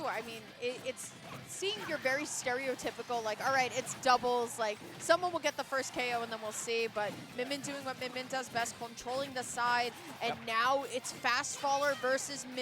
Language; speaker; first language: English; native; English